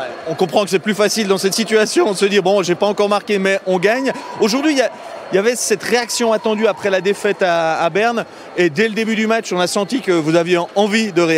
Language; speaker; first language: French; native; French